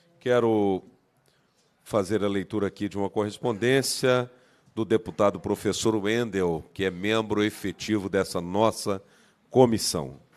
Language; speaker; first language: Portuguese; native; Portuguese